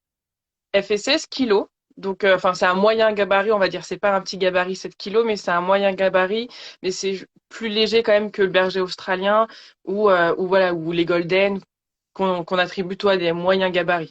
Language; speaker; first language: French; native; French